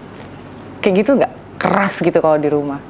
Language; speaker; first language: Indonesian; native; Indonesian